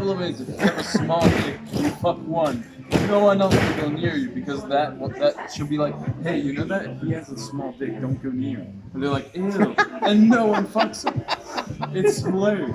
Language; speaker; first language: English; non-native, fluent; Italian